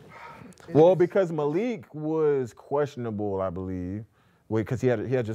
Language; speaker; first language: English; native; English